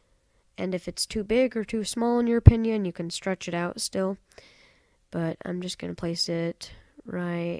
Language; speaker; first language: English; native; English